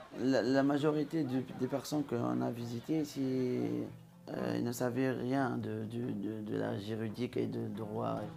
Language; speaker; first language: French; non-native, local second language; Arabic